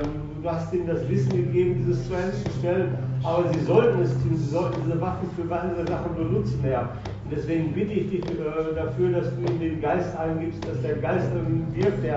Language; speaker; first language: German; native; German